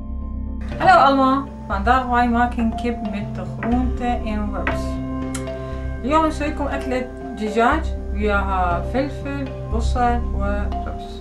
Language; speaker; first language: Dutch; non-native, learner; Arabic